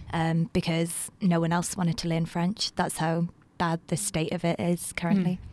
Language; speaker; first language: English; non-native, local second language; Welsh